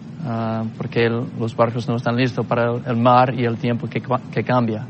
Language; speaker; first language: Spanish; non-native, fluent; English